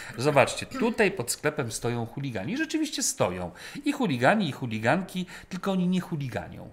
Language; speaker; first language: Polish; native; Polish